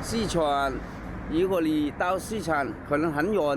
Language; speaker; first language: Chinese; native; Chinese